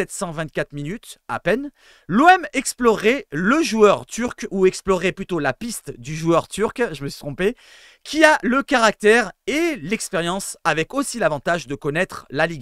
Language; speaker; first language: French; native; French